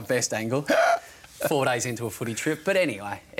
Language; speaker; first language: English; native; English